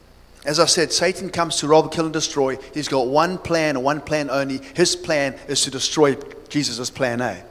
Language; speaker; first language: English; native; English